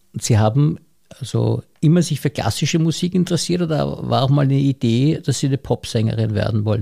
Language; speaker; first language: German; native; German